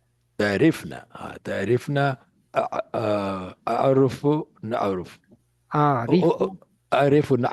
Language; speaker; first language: Arabic; non-native, learner; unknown